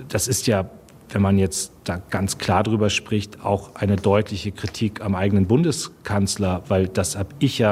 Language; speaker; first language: German; native; German